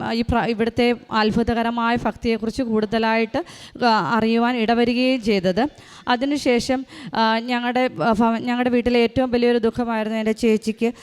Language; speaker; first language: Malayalam; native; Malayalam